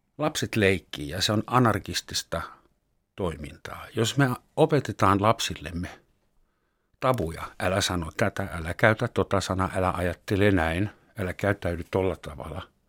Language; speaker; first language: Finnish; non-native, fluent; German